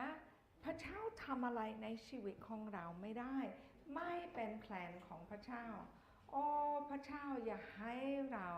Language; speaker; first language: Thai; non-native, fluent; English